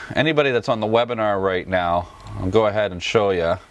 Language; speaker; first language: English; native; English